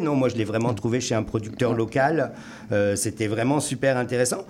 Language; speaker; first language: French; native; French